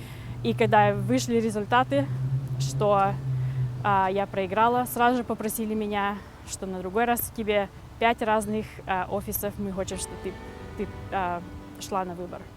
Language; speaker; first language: Russian; early bilingual, heritage; Russian